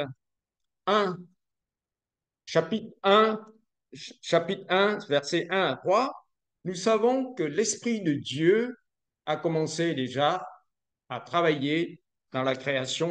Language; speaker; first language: French; non-native, fluent; Vietnamese